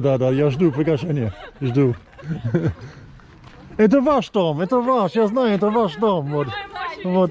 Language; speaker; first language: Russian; non-native, learner; English